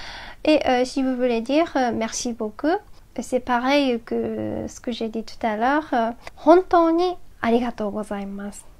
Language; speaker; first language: French; non-native, fluent; Japanese